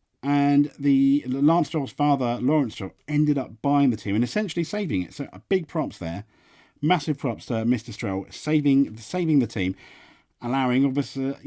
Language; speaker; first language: English; native; English